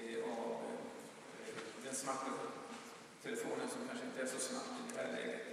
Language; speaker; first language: Swedish; native; Swedish